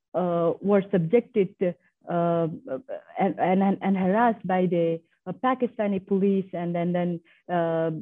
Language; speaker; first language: English; non-native, fluent; Persian